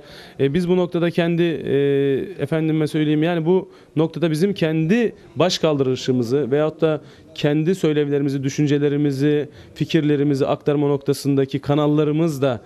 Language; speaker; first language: Turkish; native; Turkish